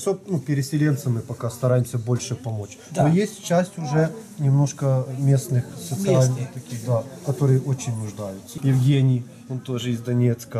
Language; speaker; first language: Russian; native; Russian